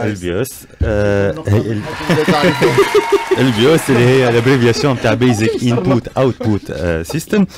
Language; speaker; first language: Arabic; native; Arabic